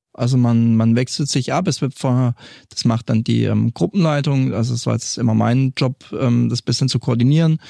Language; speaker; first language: German; native; German